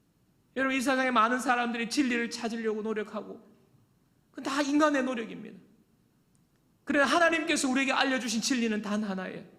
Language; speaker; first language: Korean; native; Korean